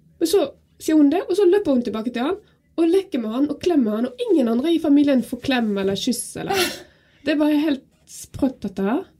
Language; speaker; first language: Norwegian; non-native, fluent; French